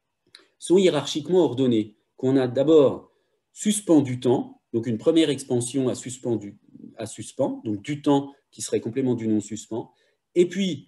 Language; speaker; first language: French; native; French